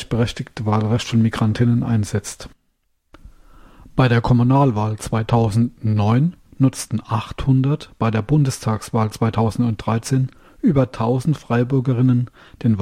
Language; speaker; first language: German; native; German